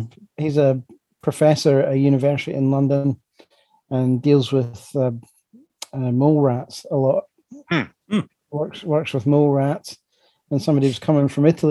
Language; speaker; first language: English; native; English